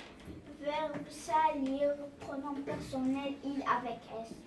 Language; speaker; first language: French; non-native, learner; Arabic